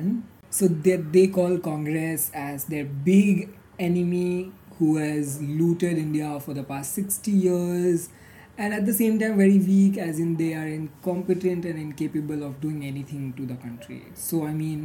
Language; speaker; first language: English; non-native, local second language; Marathi